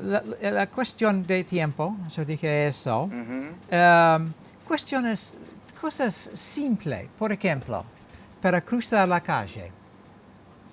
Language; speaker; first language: Spanish; non-native, learner; English